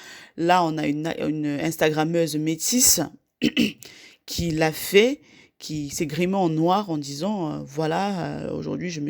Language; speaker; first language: French; native; French